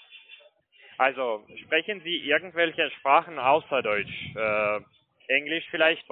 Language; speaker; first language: German; non-native, fluent; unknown